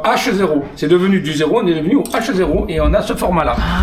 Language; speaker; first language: French; native; French